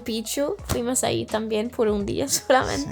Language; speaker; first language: Spanish; non-native, fluent; English